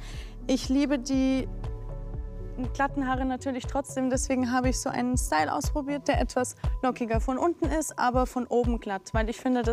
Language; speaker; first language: German; native; German